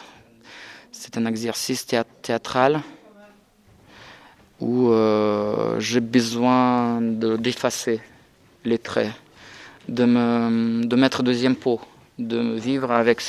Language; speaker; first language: French; non-native, fluent; Russian